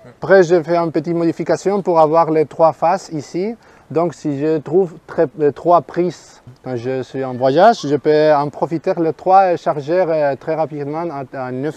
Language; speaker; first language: French; non-native, fluent; Spanish